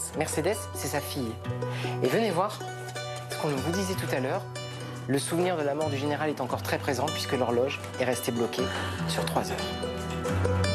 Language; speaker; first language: French; native; French